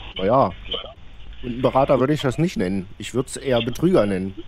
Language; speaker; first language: German; native; German